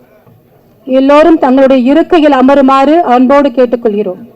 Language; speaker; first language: Tamil; native; Tamil